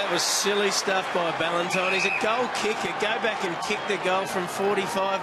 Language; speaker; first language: English; native; English